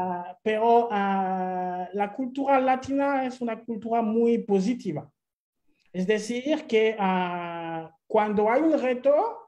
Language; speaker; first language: Spanish; non-native, fluent; French